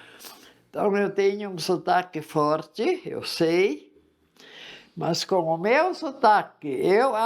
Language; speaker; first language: Portuguese; non-native, local second language; German